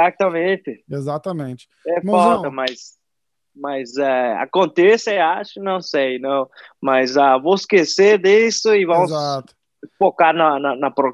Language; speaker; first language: Portuguese; non-native, fluent; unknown